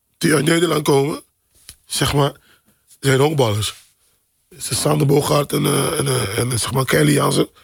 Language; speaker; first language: Dutch; non-native, local second language; Papiamento